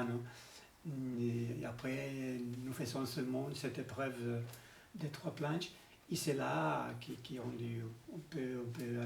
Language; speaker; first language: French; non-native, learner; Spanish